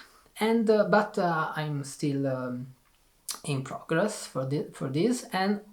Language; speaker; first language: English; non-native, learner; Italian